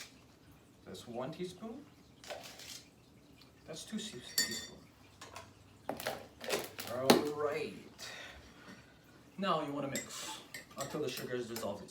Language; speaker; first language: English; native; English